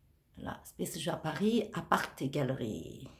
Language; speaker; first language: French; non-native, fluent; Korean